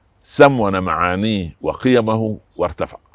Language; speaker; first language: Arabic; native; Arabic